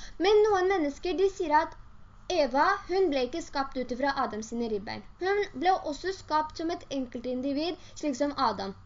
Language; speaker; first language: Norwegian; early bilingual, other home language; Urdu